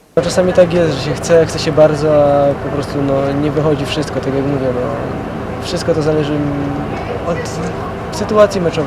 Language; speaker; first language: Polish; native; Polish